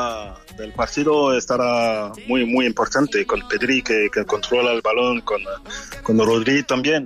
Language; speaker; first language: Spanish; non-native, learner; French